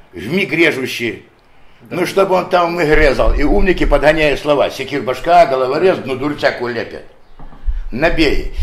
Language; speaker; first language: Russian; non-native, local second language; Adyghe